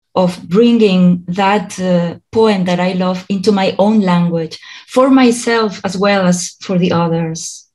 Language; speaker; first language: English; non-native, fluent; Catalan